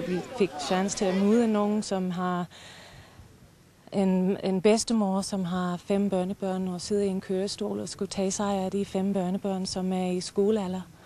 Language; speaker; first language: Danish; non-native, fluent; English